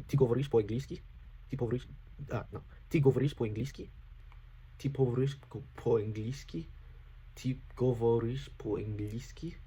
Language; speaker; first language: Russian; non-native, learner; English